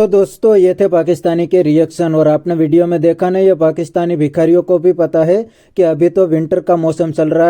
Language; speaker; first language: Hindi; native; Hindi